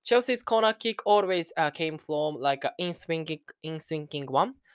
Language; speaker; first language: English; non-native, learner; Japanese